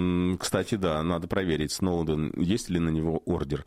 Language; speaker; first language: Russian; native; Russian